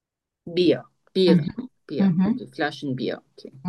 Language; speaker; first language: German; non-native, fluent; Turkish